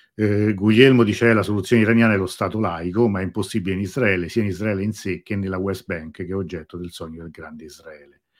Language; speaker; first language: Italian; native; Italian